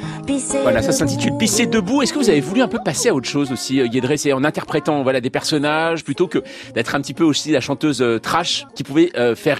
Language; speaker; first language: French; native; French